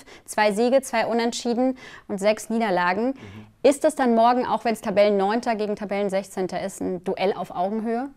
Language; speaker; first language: German; native; German